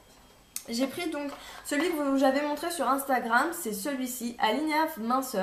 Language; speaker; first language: French; native; French